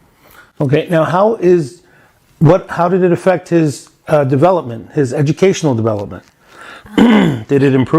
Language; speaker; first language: English; native; English